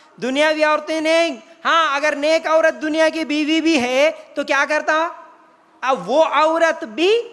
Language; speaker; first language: Hindi; non-native, local second language; Urdu